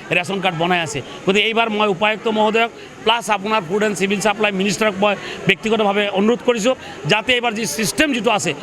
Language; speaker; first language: Assamese; non-native, local second language; Bangla